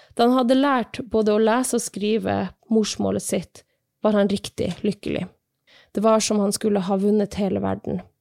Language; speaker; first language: Norwegian; non-native, local second language; Northern Sami